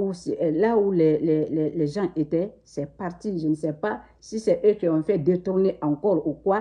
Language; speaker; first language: French; non-native, local second language; Susu